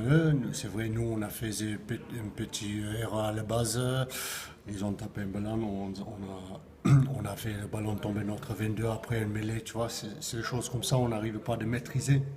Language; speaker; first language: French; non-native, fluent; English